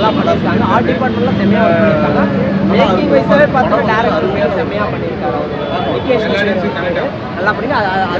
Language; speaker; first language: Tamil; native; Tamil